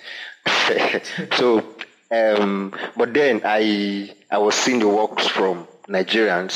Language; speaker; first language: English; non-native, local second language; Yoruba